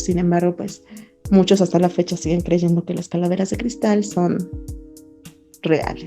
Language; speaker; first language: Spanish; native; Spanish